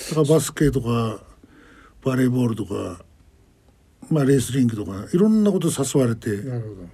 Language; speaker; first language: Japanese; non-native, fluent; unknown